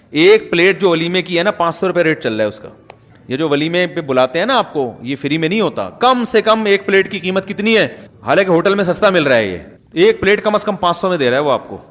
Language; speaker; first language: Urdu; native; Urdu